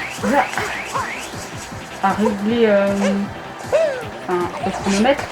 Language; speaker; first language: French; native; French